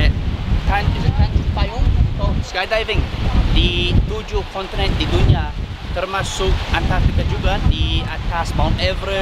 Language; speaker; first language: Indonesian; non-native, fluent; English